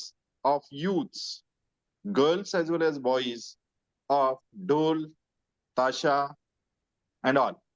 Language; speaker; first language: English; non-native, local second language; Marathi